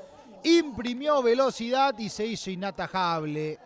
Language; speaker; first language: Spanish; native; Spanish